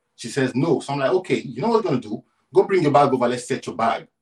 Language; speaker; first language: English; non-native, local second language; Yoruba